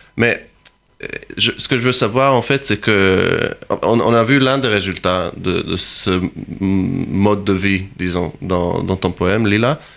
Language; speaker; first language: French; non-native, fluent; Hebrew